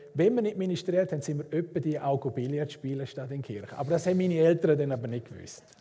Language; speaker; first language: German; native; German